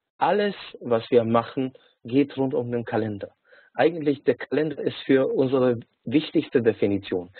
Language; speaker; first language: German; non-native, fluent; Hungarian